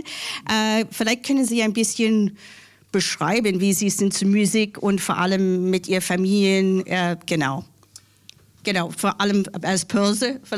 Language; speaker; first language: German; non-native, learner; English